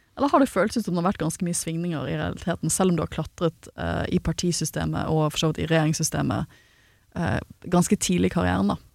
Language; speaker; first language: Norwegian; native; Norwegian